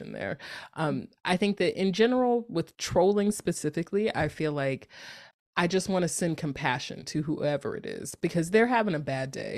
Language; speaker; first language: English; native; English